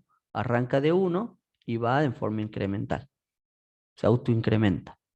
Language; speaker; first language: Spanish; native; Spanish